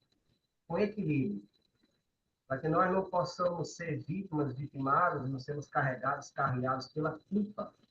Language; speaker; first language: Portuguese; native; Portuguese